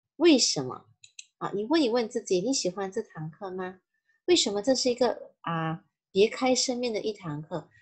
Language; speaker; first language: Chinese; native; Chinese